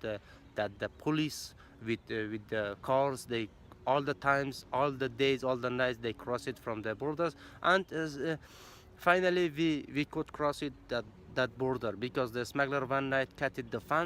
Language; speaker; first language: English; non-native, learner; Persian